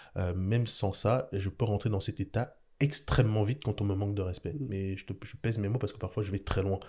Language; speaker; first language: French; early bilingual, other home language; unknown